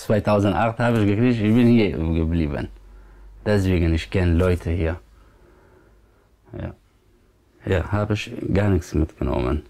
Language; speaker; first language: German; non-native, learner; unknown